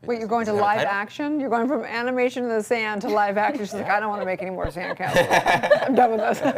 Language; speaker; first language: English; native; English